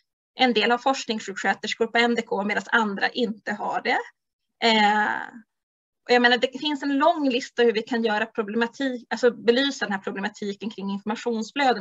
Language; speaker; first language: Swedish; native; Swedish